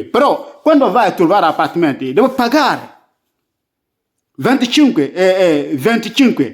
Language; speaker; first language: Italian; non-native, learner; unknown